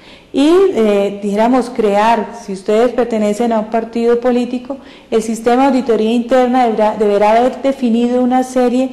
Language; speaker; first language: Spanish; native; Spanish